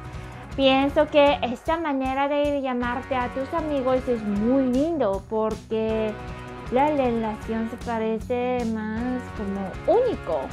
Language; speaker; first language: Spanish; non-native, learner; Korean